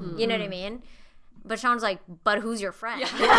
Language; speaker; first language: English; non-native, fluent; Indonesian